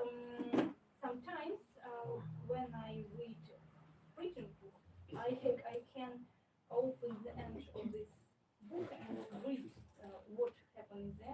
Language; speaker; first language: English; non-native, learner; Ukrainian